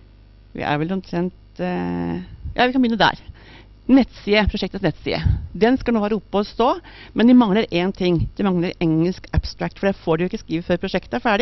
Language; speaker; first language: Norwegian; native; Norwegian